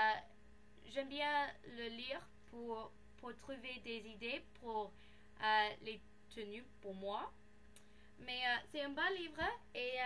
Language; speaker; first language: French; non-native, learner; English